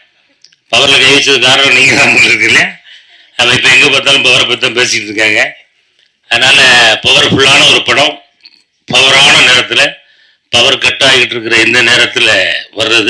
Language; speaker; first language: Tamil; native; Tamil